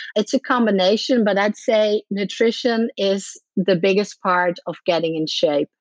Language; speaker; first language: English; non-native, fluent; Dutch